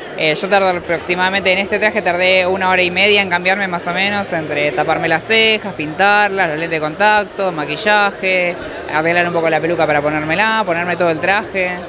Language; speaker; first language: Spanish; native; Spanish